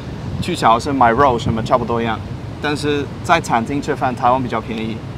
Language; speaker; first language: Chinese; non-native, fluent; English